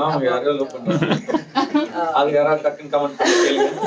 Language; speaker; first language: Tamil; native; Tamil